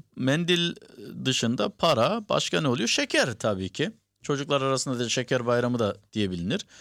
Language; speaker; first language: Turkish; native; Turkish